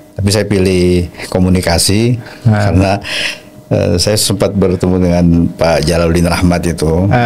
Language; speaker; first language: Indonesian; native; Indonesian